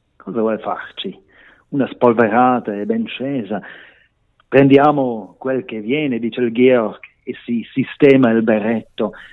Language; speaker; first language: Italian; non-native, local second language; Romansh